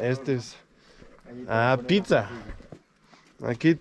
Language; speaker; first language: Spanish; non-native, fluent; Danish